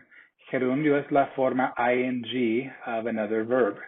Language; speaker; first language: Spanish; non-native, fluent; English